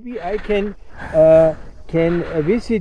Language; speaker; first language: English; non-native, fluent; German